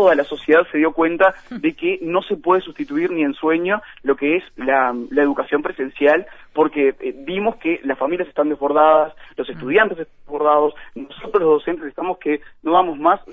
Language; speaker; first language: Spanish; native; Spanish